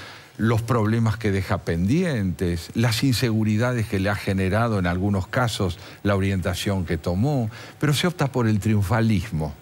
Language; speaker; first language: Spanish; native; Spanish